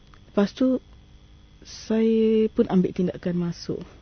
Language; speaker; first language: Malay; non-native, local second language; Chinese